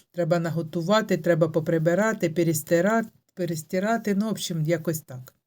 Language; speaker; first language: Ukrainian; native; Ukrainian